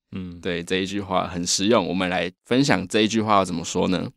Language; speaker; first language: Chinese; native; Chinese